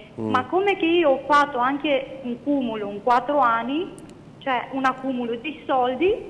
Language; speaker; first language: Italian; non-native, learner; Romanian